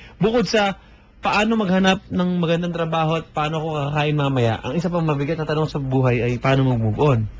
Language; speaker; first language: Filipino; native; Filipino